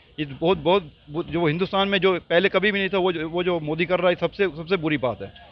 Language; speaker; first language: Hindi; non-native, local second language; Punjabi